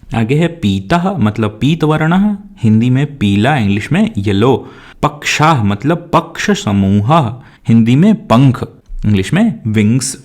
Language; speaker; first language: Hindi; native; Hindi